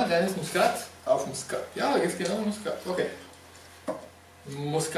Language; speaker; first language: German; non-native, fluent; Georgian